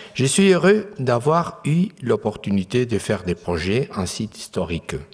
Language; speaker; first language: French; non-native, fluent; Spanish